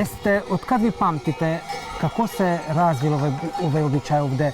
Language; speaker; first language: Bosnian; native; Bosnian